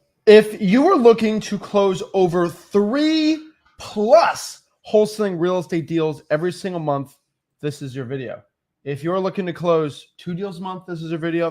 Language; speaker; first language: English; native; English